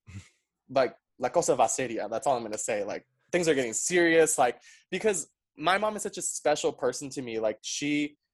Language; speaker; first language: English; early bilingual, other home language; Spanish